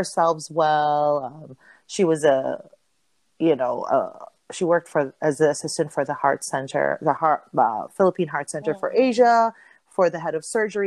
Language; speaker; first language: English; non-native, local second language; Filipino